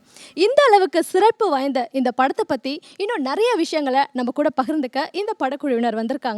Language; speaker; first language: Tamil; native; Tamil